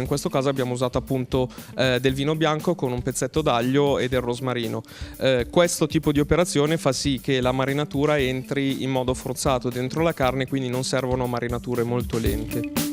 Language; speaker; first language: Italian; native; Italian